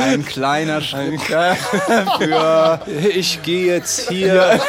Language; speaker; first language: German; native; German